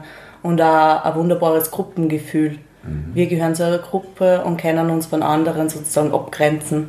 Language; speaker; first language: German; native; German